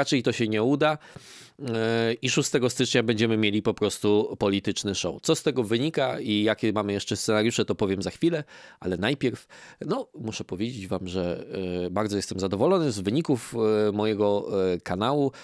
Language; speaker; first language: Polish; native; Polish